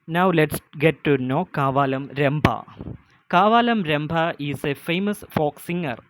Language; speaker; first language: English; non-native, local second language; Malayalam